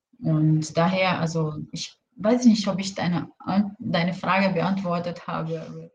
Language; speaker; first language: German; non-native, fluent; Portuguese